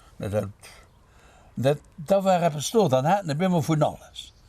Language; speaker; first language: Luxembourgish; native; Luxembourgish